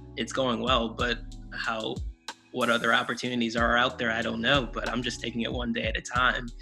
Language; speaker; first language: English; native; English